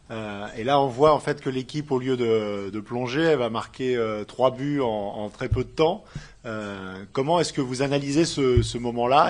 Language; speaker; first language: French; native; French